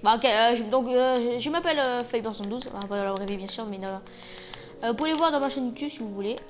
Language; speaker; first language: French; native; French